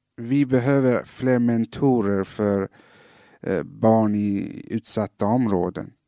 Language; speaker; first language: Swedish; early bilingual, other home language; Persian